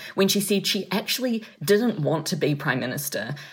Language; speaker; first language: English; native; English